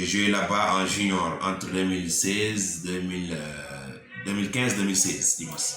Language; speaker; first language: French; non-native, local second language; Wolof